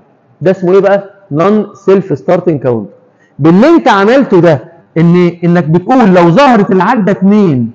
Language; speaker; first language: Arabic; native; Arabic